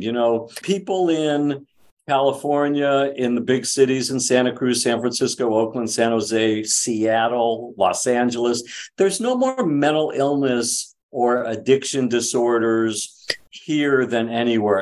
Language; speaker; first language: English; native; English